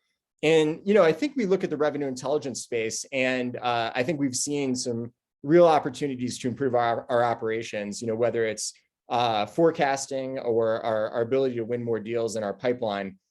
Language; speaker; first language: English; native; English